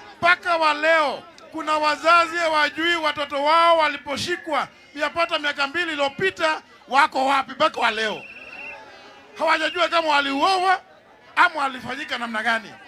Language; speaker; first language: Swahili; non-native, local second language; Kikuyu